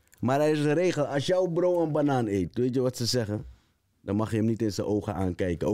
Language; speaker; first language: Dutch; native; Dutch